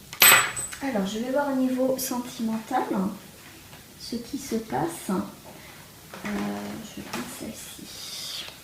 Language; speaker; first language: French; native; French